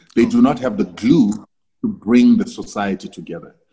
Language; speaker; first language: English; non-native, local second language; Shona